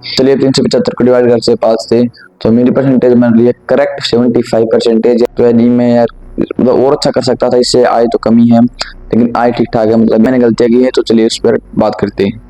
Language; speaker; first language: Hindi; native; Hindi